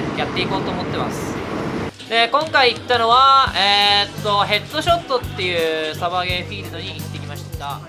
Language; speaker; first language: Japanese; native; Japanese